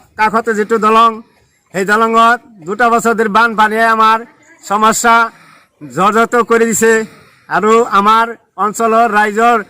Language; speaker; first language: Assamese; non-native, local second language; Bangla